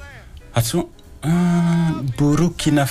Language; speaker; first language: Japanese; non-native, fluent; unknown